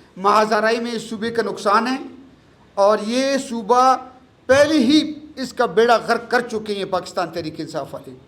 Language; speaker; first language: Urdu; non-native, local second language; Pashto